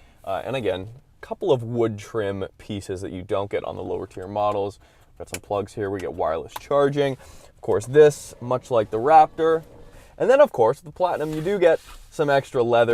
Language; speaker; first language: English; native; English